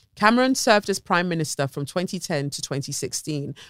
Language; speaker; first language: English; native; English